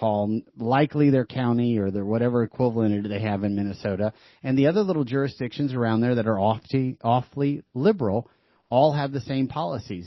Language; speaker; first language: English; native; English